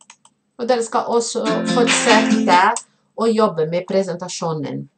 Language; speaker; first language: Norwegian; non-native, fluent; Portuguese